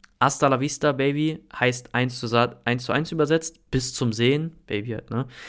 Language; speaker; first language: German; native; German